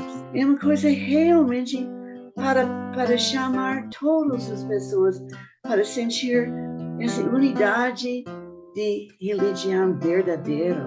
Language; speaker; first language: Portuguese; non-native, fluent; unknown